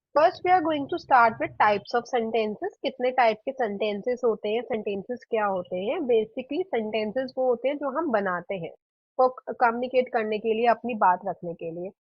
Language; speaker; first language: Hindi; native; Hindi